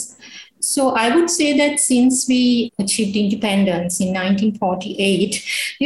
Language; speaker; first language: English; non-native, local second language; Sinhala